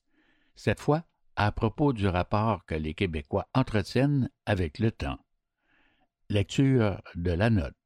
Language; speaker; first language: French; native; French